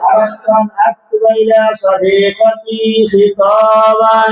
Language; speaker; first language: Arabic; non-native, learner; Bangla